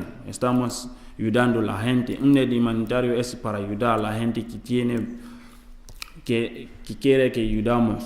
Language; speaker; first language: Spanish; non-native, learner; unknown